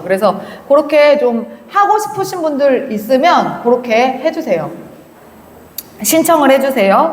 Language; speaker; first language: Korean; native; Korean